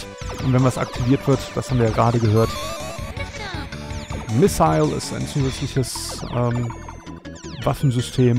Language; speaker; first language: German; native; German